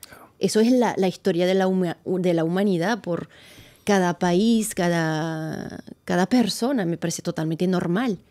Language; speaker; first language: Spanish; non-native, fluent; French